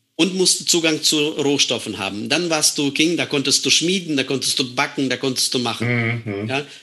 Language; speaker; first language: German; non-native, fluent; Estonian